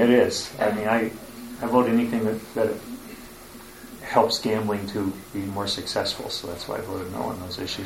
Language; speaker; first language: English; native; English